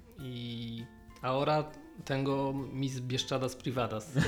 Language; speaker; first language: Spanish; non-native, learner; Polish